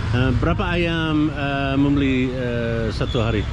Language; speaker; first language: Indonesian; non-native, learner; English